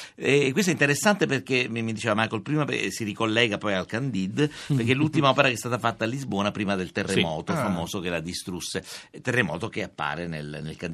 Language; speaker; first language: Italian; native; Italian